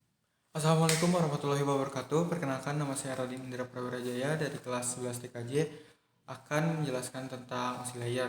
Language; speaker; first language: Indonesian; native; Indonesian